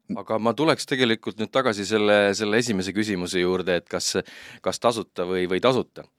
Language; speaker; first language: Estonian; native; Estonian